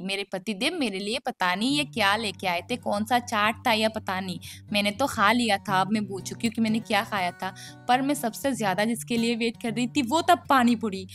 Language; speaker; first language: Hindi; non-native, local second language; Bangla